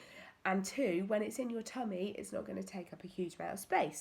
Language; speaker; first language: English; native; English